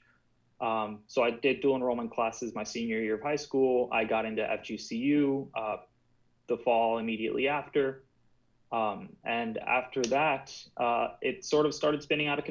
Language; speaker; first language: English; native; English